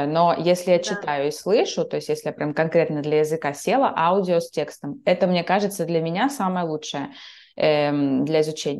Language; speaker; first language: Russian; native; Russian